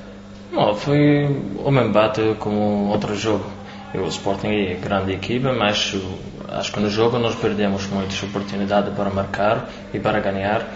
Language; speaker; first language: Portuguese; non-native, learner; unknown